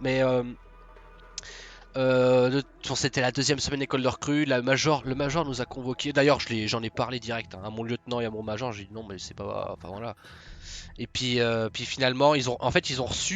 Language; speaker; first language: French; native; French